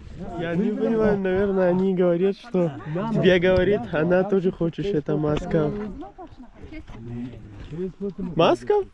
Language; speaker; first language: Russian; non-native, learner; Persian